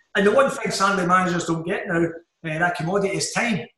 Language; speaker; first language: English; native; English